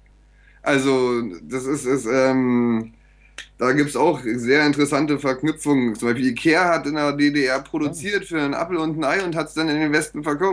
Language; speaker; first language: German; native; German